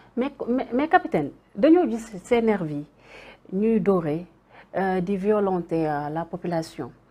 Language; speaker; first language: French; non-native, local second language; Wolof